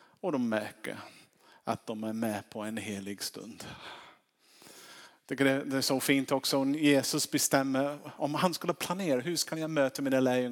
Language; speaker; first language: Swedish; non-native, fluent; English